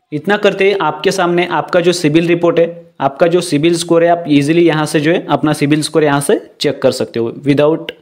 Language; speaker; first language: Hindi; non-native, local second language; Marathi